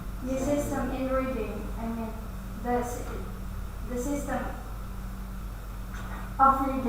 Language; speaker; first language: English; non-native, learner; Indonesian